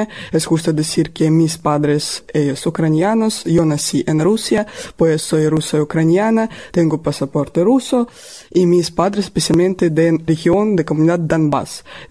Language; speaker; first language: Spanish; non-native, learner; Russian